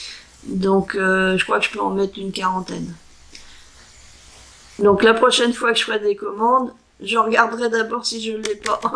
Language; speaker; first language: French; native; French